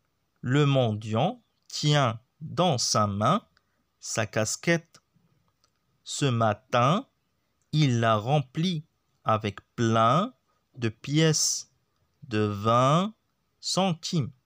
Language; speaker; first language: French; non-native, local second language; Arabic